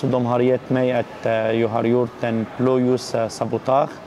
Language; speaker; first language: Swedish; non-native, learner; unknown